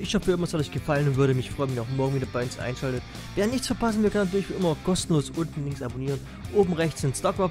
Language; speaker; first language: German; native; German